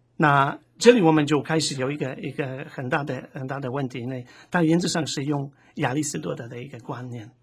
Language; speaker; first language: Chinese; non-native, fluent; Polish